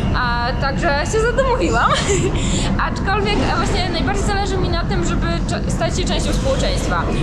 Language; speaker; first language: Polish; native; Polish